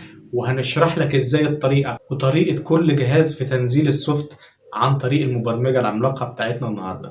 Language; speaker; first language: Arabic; native; Arabic